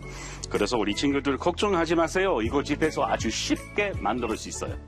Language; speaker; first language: Korean; non-native, learner; English